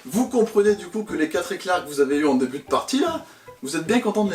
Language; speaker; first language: French; native; French